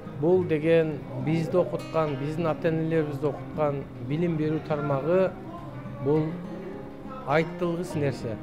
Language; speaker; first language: Kyrgyz; native; Kyrgyz